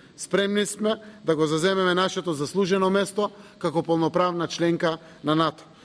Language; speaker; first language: Macedonian; native; Macedonian